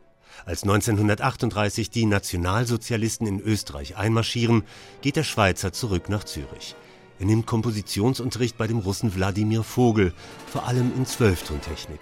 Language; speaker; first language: German; native; German